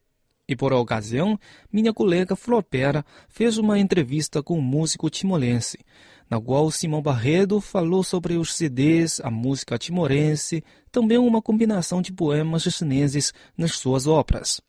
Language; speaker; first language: Portuguese; non-native, fluent; Chinese